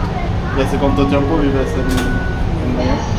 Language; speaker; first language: Spanish; non-native, fluent; French